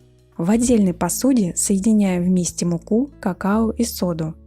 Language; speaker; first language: Russian; native; Russian